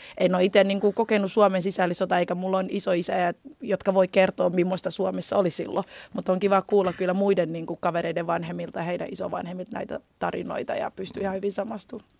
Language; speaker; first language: Finnish; early bilingual, other home language; Somali